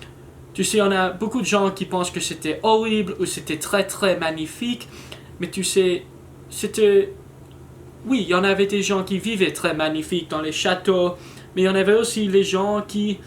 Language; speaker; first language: French; non-native, learner; English